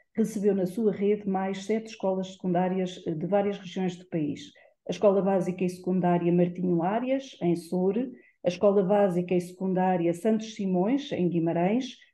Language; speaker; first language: Portuguese; native; Portuguese